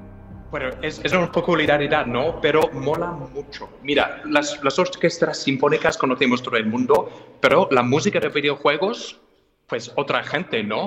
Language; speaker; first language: Spanish; non-native, fluent; English